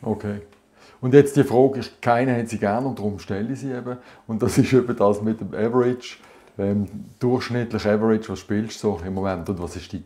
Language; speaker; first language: German; native; German